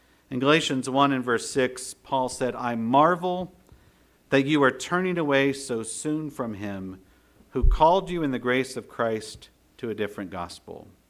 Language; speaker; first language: English; native; English